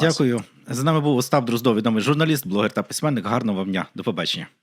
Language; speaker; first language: Ukrainian; native; Ukrainian